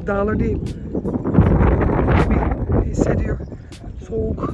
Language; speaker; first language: Turkish; early bilingual, heritage; Turkish